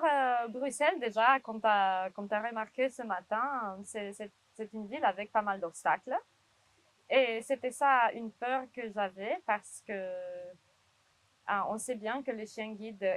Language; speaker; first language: French; non-native, fluent; Romanian